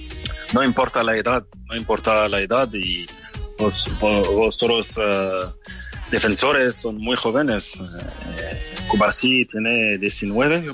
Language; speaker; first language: Spanish; non-native, fluent; French